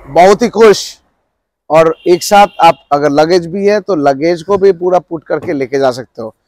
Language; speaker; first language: Hindi; native; Hindi